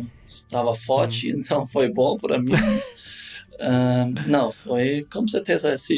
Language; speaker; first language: Portuguese; non-native, learner; German